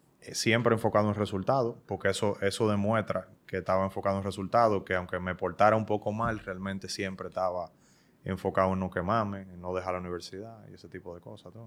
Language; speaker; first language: Spanish; native; Spanish